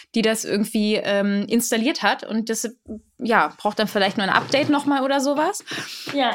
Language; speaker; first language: German; early bilingual, other home language; Polish